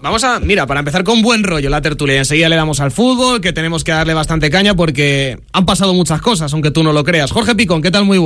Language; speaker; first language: Spanish; native; Spanish